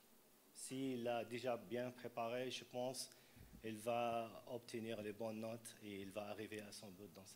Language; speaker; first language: French; non-native, fluent; Arabic